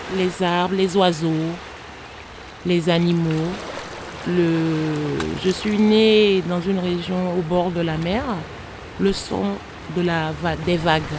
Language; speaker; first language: French; non-native, local second language; Susu